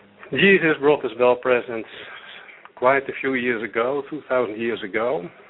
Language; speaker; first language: English; non-native, fluent; Dutch